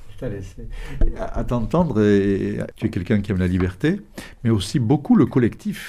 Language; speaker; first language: French; native; French